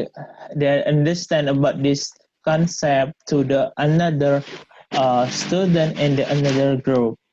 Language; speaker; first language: English; non-native, learner; Indonesian